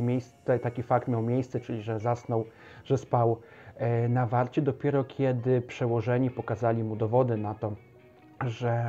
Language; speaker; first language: Polish; native; Polish